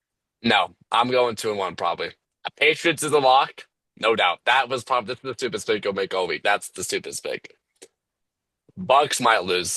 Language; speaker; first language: English; native; English